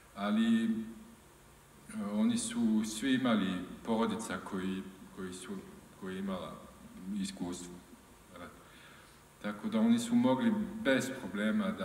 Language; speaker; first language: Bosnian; non-native, learner; French